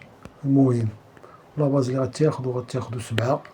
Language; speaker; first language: Arabic; native; Arabic